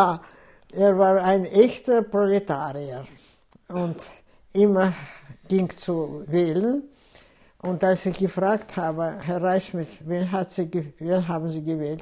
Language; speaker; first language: German; non-native, fluent; Russian